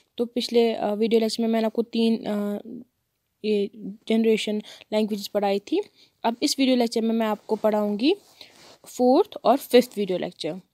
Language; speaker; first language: Hindi; non-native, local second language; Kashmiri